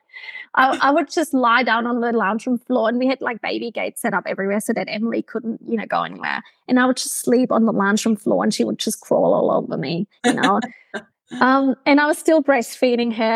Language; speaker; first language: English; non-native, fluent; German